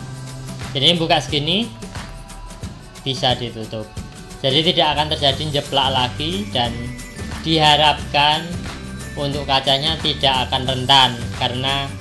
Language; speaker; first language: Indonesian; native; Indonesian